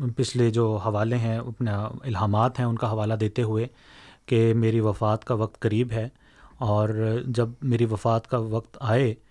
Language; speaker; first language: Urdu; native; Urdu